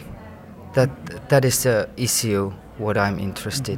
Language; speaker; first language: English; non-native, fluent; Finnish